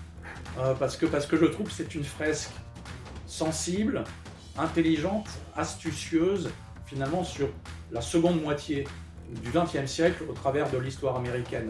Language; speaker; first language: French; native; French